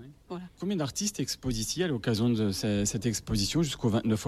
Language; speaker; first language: French; native; French